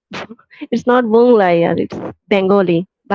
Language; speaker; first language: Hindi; non-native, fluent; Bangla